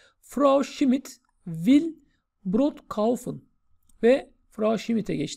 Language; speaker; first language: German; non-native, fluent; Turkish